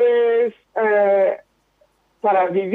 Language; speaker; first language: Spanish; non-native, fluent; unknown